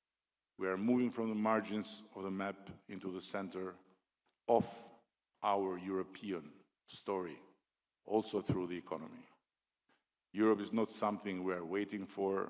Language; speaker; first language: English; non-native, local second language; Albanian